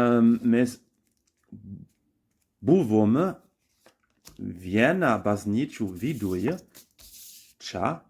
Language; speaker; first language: Lithuanian; non-native, learner; German